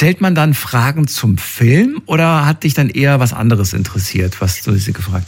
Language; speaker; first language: German; native; German